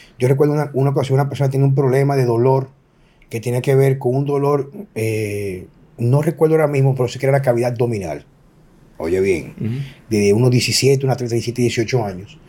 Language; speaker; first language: Spanish; native; Spanish